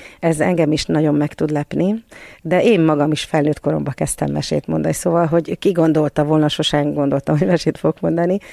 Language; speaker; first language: Hungarian; native; Hungarian